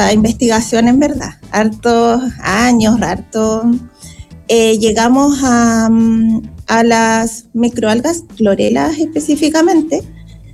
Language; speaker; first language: Spanish; native; Spanish